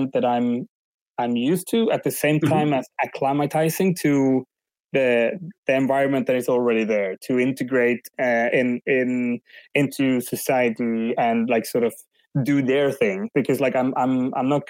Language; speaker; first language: English; non-native, fluent; Swedish